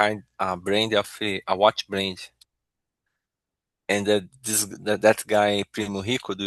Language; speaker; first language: English; non-native, learner; Portuguese